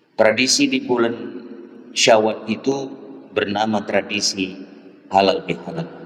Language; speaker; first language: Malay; non-native, local second language; Achinese